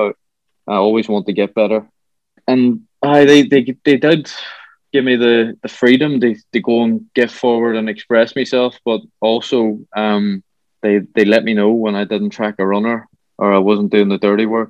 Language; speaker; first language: English; native; English